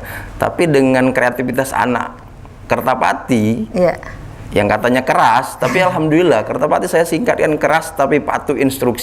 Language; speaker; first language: Indonesian; native; Indonesian